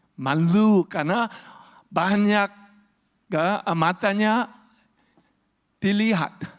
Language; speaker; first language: Indonesian; non-native, learner; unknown